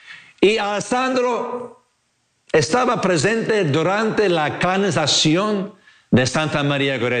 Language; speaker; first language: Spanish; non-native, fluent; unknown